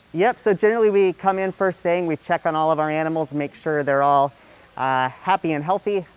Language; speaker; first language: English; native; English